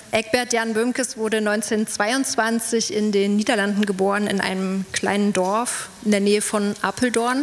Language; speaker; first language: German; native; German